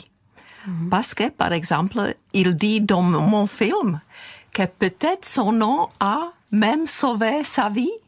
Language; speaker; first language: French; non-native, fluent; Czech